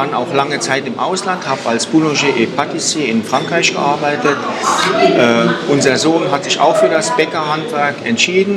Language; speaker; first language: German; native; German